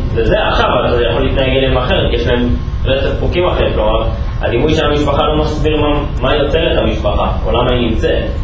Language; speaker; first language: Hebrew; native; Hebrew